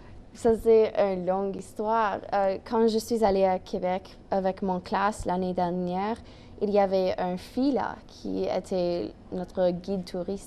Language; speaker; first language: French; non-native, local second language; English